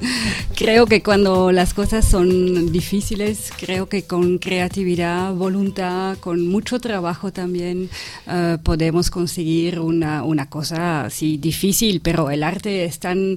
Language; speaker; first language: Spanish; non-native, fluent; French